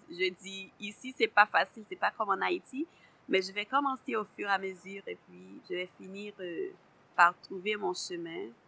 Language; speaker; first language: French; non-native, local second language; Haitian Creole